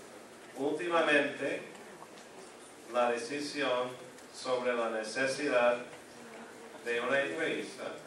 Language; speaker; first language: Spanish; non-native, fluent; English